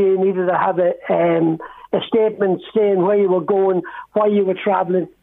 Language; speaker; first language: English; native; English